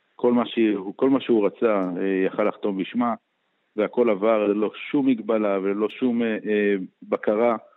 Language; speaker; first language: Hebrew; native; Hebrew